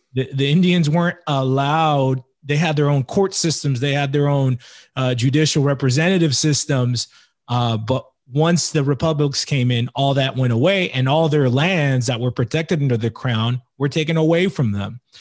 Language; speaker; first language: English; native; English